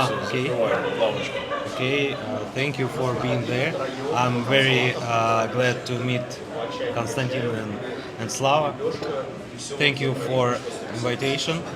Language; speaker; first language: English; non-native, learner; Russian